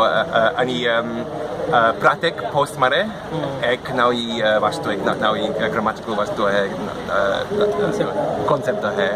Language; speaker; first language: Marathi; non-native, learner; English